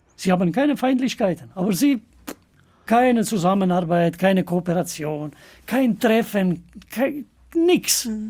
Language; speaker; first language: German; non-native, fluent; Albanian